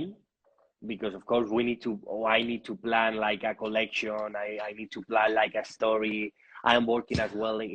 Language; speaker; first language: English; non-native, learner; Spanish